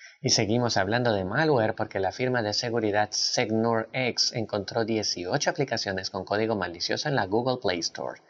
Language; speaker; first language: Spanish; native; Spanish